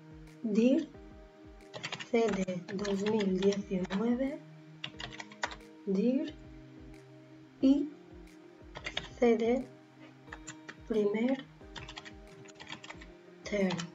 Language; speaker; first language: Spanish; native; Spanish